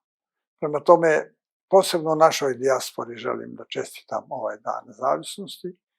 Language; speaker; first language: Bosnian; native; Bosnian